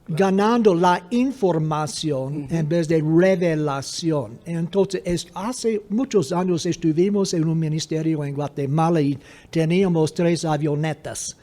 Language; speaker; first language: Spanish; non-native, fluent; English